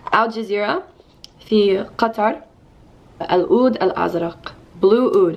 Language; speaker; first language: Arabic; non-native, learner; English